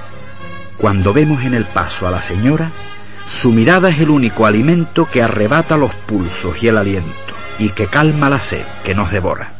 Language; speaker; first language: Spanish; native; Spanish